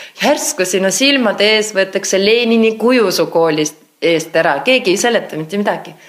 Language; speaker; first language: Estonian; non-native, local second language; Russian